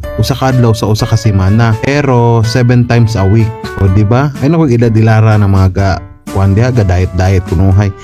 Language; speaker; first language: Cebuano; non-native, local second language; Hiligaynon